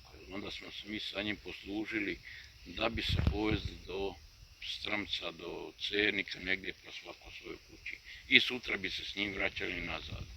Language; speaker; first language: Croatian; native; Croatian